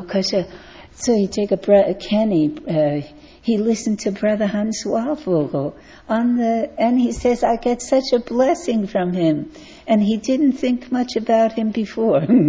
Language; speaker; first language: English; native; English